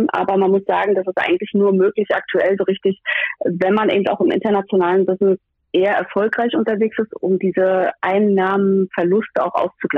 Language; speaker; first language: German; native; German